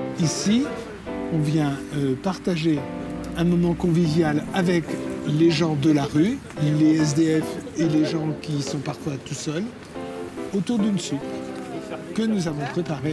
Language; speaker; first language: French; native; French